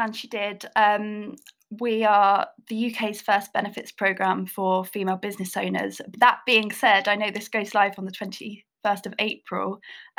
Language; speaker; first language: English; native; English